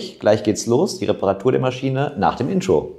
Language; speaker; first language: German; native; German